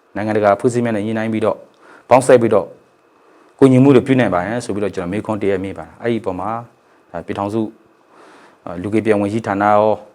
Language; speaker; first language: Burmese; non-native, local second language; Hakha Chin